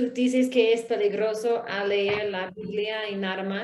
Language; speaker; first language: Spanish; non-native, learner; English